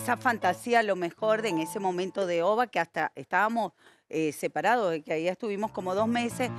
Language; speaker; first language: Spanish; native; Spanish